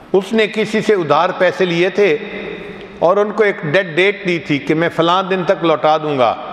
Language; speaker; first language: Urdu; non-native, local second language; Punjabi